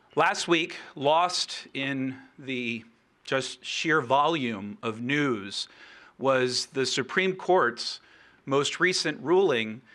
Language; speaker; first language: English; early bilingual, other home language; Spanish